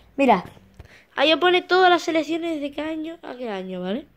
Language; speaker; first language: Spanish; native; Spanish